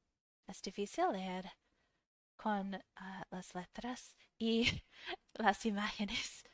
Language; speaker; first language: Spanish; non-native, fluent; English